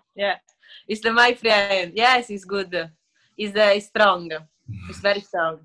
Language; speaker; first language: English; non-native, learner; Italian